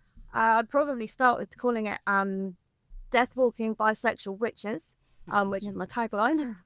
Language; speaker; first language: English; native; English